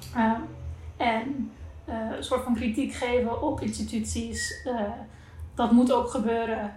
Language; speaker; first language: Dutch; non-native, local second language; Papiamento